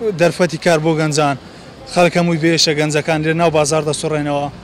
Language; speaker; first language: Central Kurdish; native; Central Kurdish